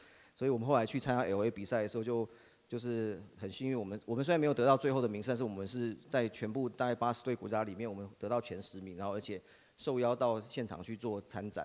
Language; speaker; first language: Chinese; native; Chinese